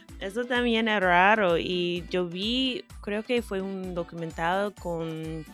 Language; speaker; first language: Spanish; non-native, fluent; English